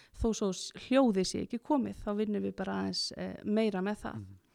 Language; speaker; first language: Icelandic; native; Icelandic